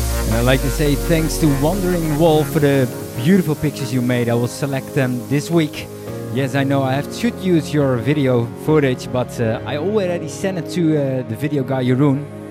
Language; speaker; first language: English; non-native, fluent; Dutch